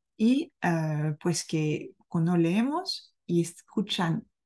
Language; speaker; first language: Spanish; non-native, fluent; French